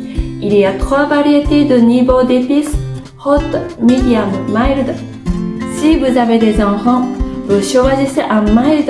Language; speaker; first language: French; non-native, fluent; Japanese